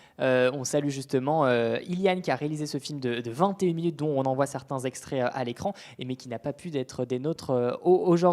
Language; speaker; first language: French; native; French